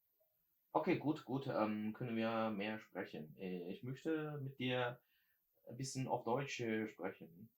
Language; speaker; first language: German; non-native, learner; Chinese